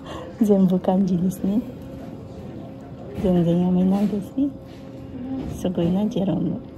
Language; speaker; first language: Japanese; non-native, fluent; Filipino